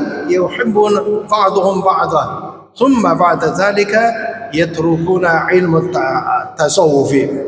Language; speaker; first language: Arabic; non-native, fluent; Chinese